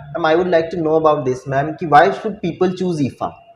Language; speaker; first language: English; non-native, local second language; Bangla